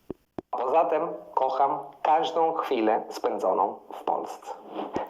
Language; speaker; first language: Polish; non-native, fluent; Italian